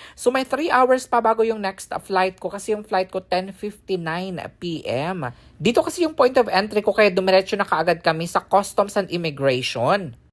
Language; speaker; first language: Filipino; native; Filipino